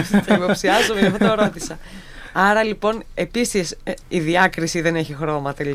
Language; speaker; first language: Greek; native; Greek